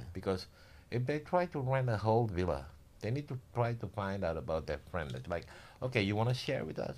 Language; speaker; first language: English; non-native, learner; Indonesian